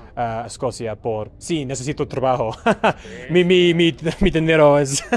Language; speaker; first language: Spanish; non-native, learner; English